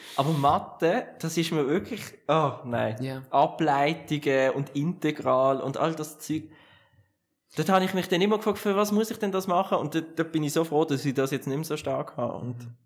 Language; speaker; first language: German; native; German